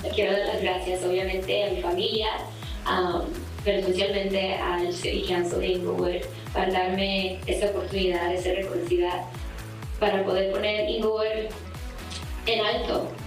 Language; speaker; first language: Spanish; early bilingual, other home language; English